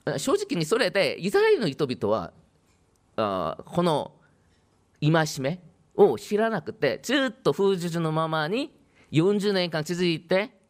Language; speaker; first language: Japanese; non-native, fluent; Korean